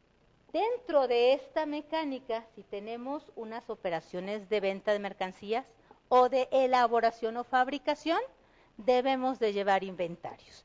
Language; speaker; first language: Spanish; native; Spanish